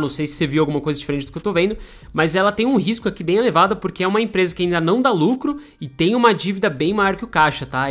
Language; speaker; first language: Portuguese; native; Portuguese